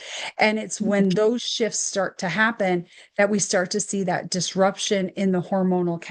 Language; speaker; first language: English; native; English